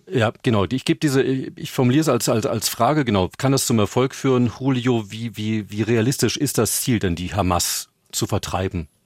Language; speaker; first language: German; native; German